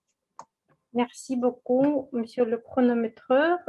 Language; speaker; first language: French; non-native, fluent; Russian